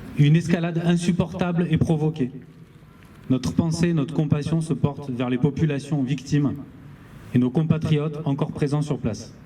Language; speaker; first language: French; native; French